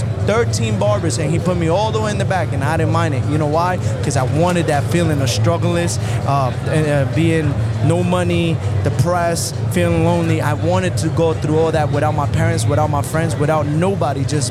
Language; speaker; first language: English; early bilingual, other home language; Spanish